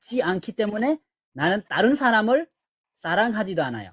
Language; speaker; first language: Korean; non-native, learner; Nepali